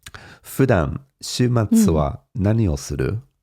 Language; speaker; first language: Japanese; non-native, fluent; English